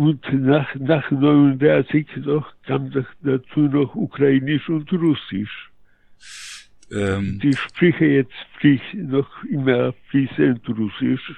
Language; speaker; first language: German; non-native, fluent; Polish